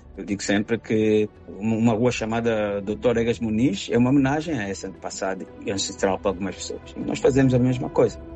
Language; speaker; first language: Portuguese; native; Portuguese